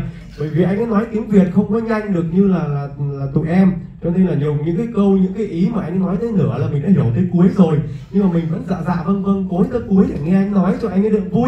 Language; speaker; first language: Vietnamese; native; Vietnamese